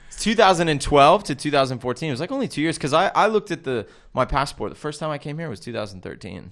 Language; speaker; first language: English; native; English